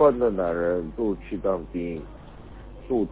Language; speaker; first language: Chinese; non-native, learner; Korean